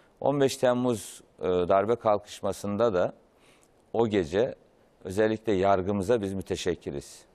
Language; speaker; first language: Turkish; native; Turkish